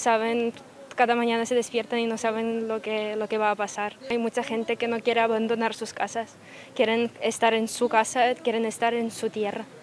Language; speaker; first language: Spanish; non-native, fluent; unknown